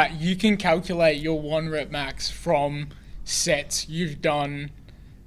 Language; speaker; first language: English; native; English